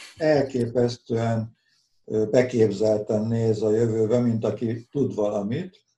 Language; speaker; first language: Hungarian; native; Hungarian